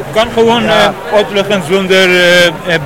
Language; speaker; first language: Dutch; non-native, learner; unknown